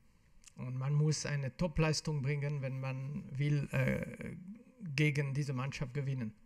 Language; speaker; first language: German; non-native, fluent; French